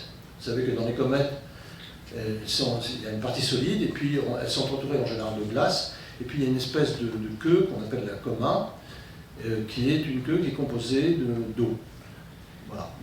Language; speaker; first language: French; native; French